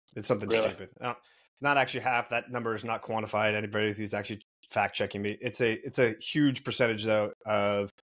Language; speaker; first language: English; native; English